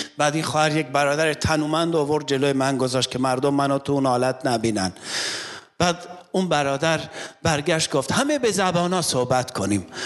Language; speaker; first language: Persian; non-native, local second language; Armenian